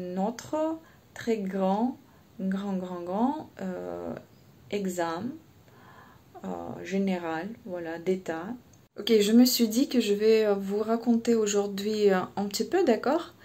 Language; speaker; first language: French; non-native, fluent; Russian